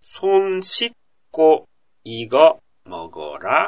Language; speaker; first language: Korean; non-native, fluent; Japanese